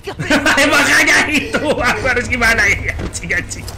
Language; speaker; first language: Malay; non-native, local second language; Javanese